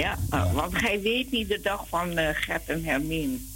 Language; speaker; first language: Dutch; non-native, fluent; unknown